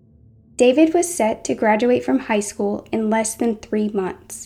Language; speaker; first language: English; native; English